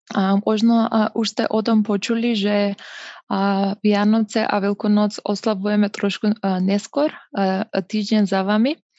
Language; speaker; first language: Slovak; non-native, fluent; Macedonian